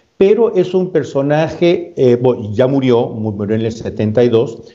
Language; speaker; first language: Spanish; native; Spanish